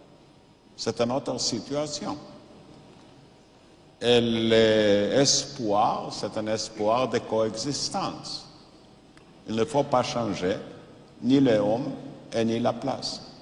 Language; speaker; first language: French; non-native, fluent; Yiddish